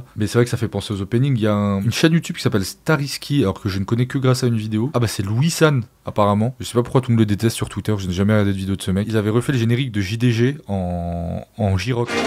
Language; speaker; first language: French; native; French